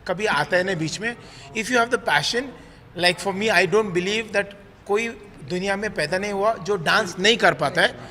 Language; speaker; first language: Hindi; native; Hindi